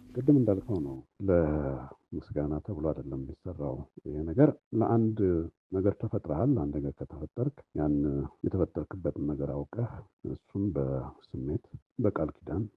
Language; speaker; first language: Amharic; native; Amharic